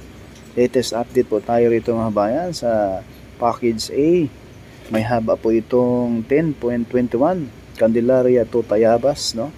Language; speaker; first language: Filipino; native; Filipino